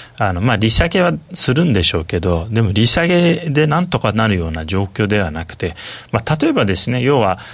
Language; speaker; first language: Japanese; non-native, fluent; Turkish